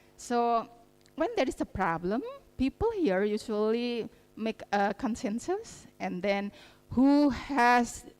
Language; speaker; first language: English; non-native, fluent; Indonesian